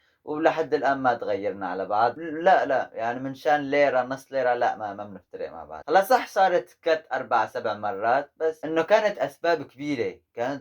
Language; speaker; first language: Arabic; native; Arabic